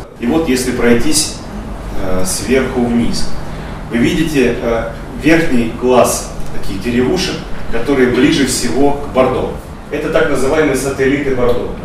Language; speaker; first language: Russian; native; Russian